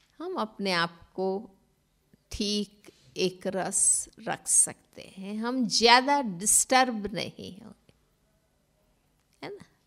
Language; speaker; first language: Hindi; non-native, local second language; Gujarati